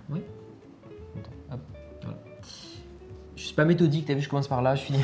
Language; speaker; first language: French; native; French